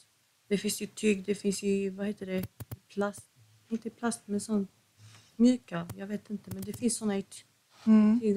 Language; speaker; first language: Swedish; non-native, fluent; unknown